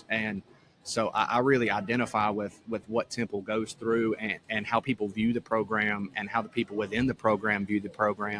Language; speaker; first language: English; native; English